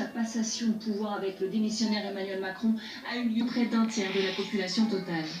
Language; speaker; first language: French; native; French